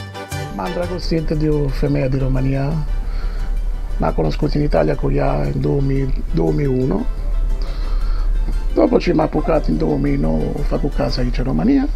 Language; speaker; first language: Romanian; non-native, learner; Italian